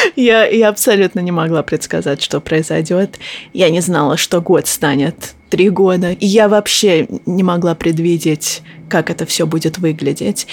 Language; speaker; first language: Russian; early bilingual, heritage; Russian